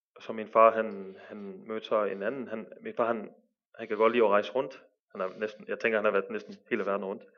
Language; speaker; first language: Danish; early bilingual, other home language; Arabic